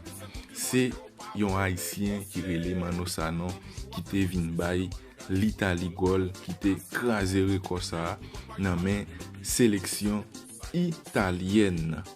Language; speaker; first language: French; non-native, learner; Haitian Creole